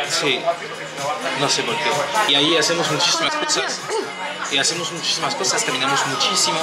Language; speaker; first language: Spanish; non-native, fluent; French